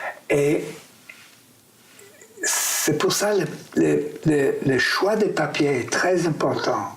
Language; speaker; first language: French; non-native, fluent; English